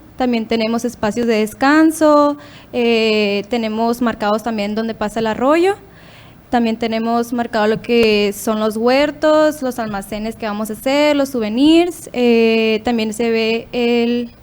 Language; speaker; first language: Spanish; native; Spanish